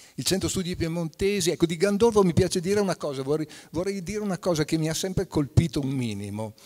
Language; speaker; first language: Italian; native; Italian